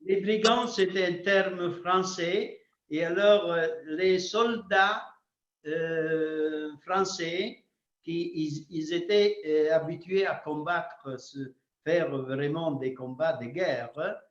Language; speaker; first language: French; non-native, fluent; Italian